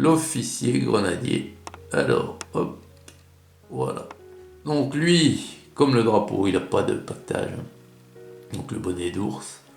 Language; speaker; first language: French; native; French